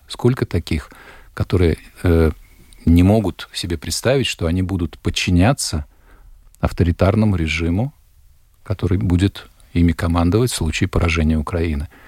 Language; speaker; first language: Russian; native; Russian